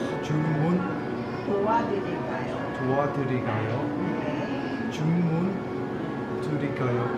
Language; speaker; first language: Korean; non-native, learner; Chinese